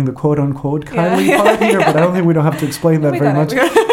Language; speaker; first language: English; non-native, fluent; Spanish